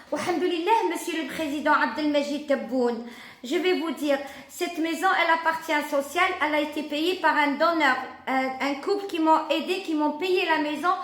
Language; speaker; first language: French; non-native, local second language; Arabic